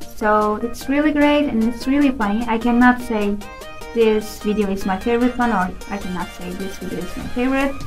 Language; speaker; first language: English; non-native, learner; Turkish